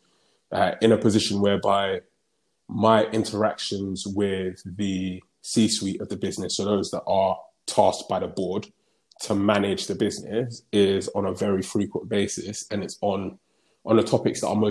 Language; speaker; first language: English; native; English